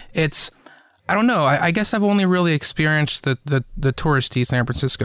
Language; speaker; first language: English; native; English